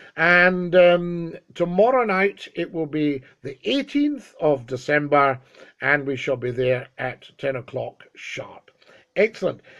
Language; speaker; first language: English; native; English